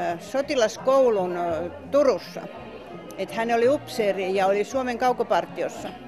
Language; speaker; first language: Finnish; non-native, fluent; Estonian